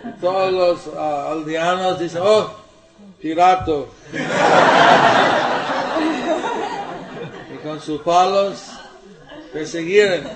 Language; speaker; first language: Spanish; non-native, learner; English